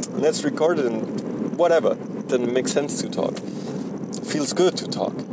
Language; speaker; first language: English; non-native, fluent; German